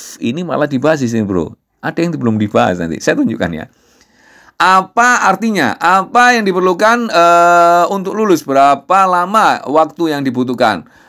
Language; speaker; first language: Indonesian; non-native, local second language; Javanese